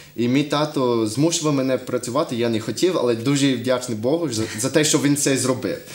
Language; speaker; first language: Ukrainian; non-native, fluent; English